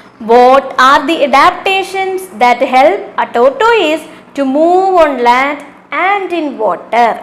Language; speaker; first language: English; non-native, local second language; Malayalam